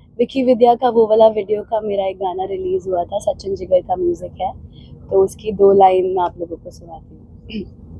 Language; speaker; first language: Hindi; non-native, local second language; Punjabi